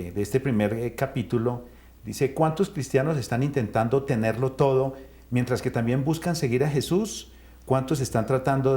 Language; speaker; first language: Spanish; native; Spanish